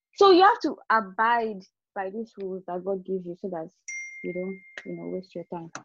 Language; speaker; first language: English; non-native, local second language; Yoruba